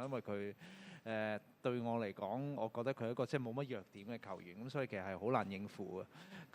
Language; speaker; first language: Cantonese; native; Cantonese